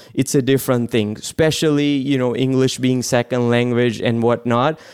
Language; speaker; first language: English; non-native, local second language; Gujarati